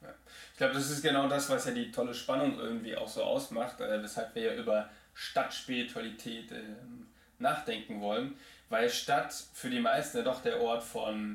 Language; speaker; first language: German; native; German